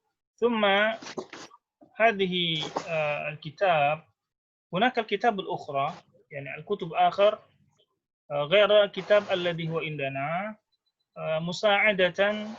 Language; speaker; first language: Arabic; non-native, fluent; Indonesian